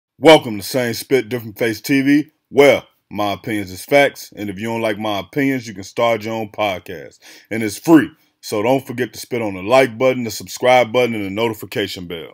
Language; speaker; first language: English; native; English